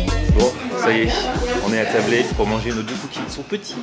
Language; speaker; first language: French; native; French